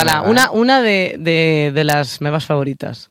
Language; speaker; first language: Catalan; non-native, learner; Spanish